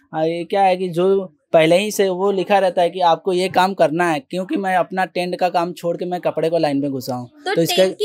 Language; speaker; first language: Hindi; native; Hindi